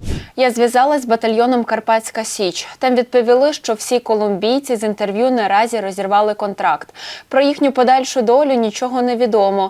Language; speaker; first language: Ukrainian; native; Ukrainian